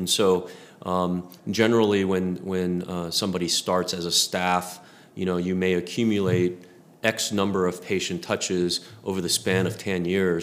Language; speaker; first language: English; native; English